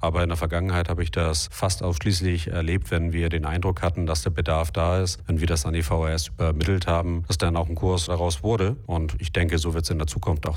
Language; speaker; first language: German; native; German